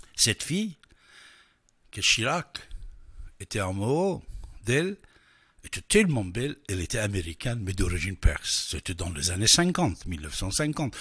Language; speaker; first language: French; non-native, fluent; Persian